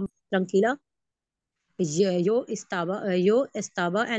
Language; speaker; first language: Spanish; non-native, learner; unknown